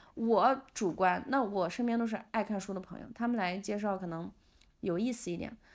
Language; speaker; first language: Chinese; non-native, local second language; Uyghur